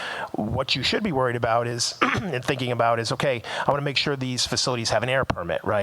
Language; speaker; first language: English; native; English